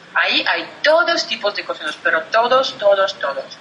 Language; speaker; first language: Spanish; non-native, fluent; Russian